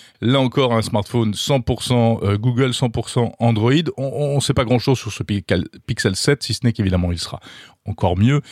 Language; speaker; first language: French; native; French